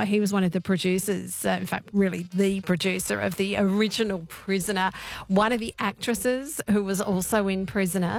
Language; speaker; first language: English; native; English